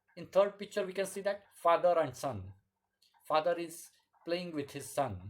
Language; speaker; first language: English; non-native, local second language; Marathi